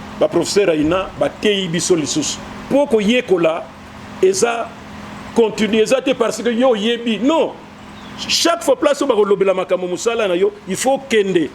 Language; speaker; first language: Lingala; native; Lingala